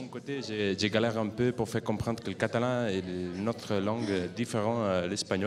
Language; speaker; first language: French; non-native, fluent; Catalan